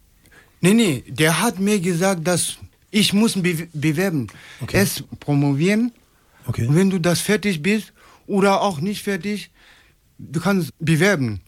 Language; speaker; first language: German; non-native, fluent; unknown